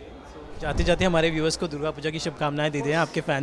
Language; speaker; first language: Hindi; native; Hindi